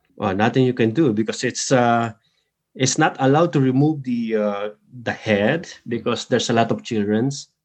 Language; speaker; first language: English; non-native, local second language; Filipino